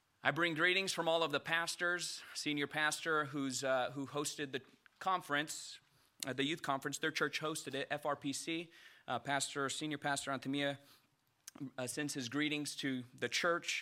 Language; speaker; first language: English; early bilingual, other home language; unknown